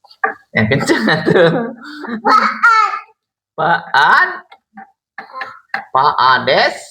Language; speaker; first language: Indonesian; non-native, local second language; Sundanese